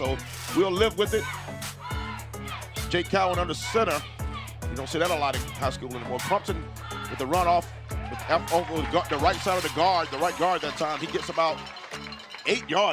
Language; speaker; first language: English; native; English